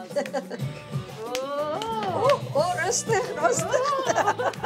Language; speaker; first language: Dutch; non-native, fluent; Persian